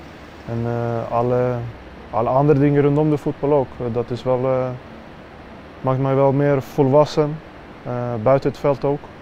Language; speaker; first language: Dutch; non-native, fluent; Swedish